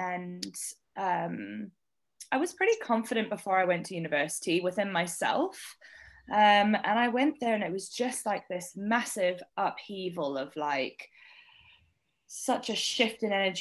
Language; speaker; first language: English; native; English